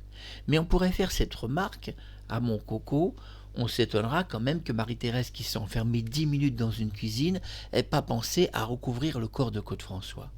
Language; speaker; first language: French; native; French